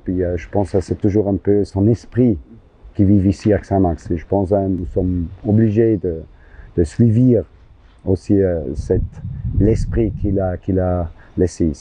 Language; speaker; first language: French; non-native, local second language; German